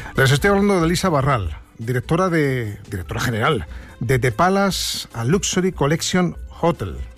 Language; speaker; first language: Spanish; native; Spanish